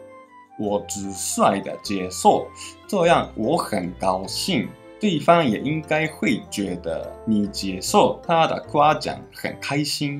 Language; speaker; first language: Chinese; non-native, fluent; Japanese